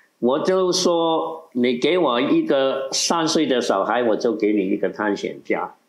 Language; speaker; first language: Chinese; non-native, local second language; Cantonese